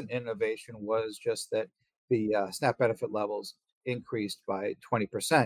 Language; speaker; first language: English; native; English